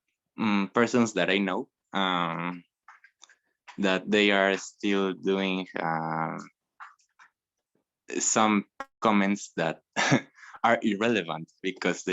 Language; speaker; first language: English; non-native, learner; Spanish